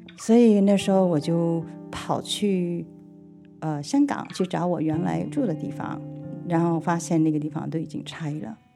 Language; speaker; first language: Chinese; early bilingual, heritage; Chinese